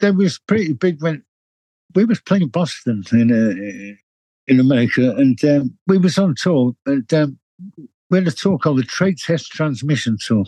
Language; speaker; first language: English; native; English